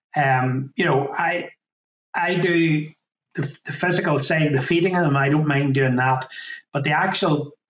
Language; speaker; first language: English; native; English